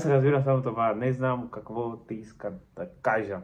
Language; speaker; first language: Bulgarian; non-native, learner; Portuguese